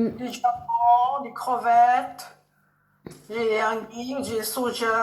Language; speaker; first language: French; non-native, learner; Japanese